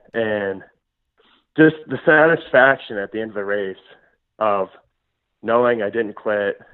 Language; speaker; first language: English; native; English